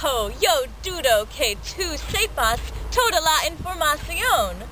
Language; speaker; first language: Spanish; non-native, learner; English